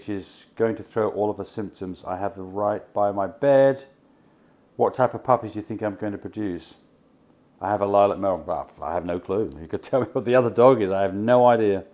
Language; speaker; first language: English; native; English